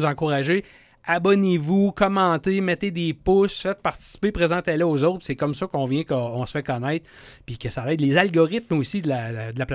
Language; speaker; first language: French; native; French